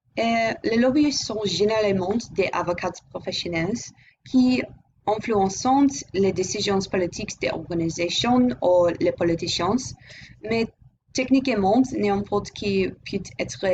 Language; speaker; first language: French; non-native, learner; English